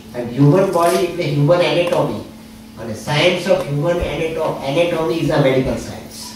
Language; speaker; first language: English; non-native, local second language; Gujarati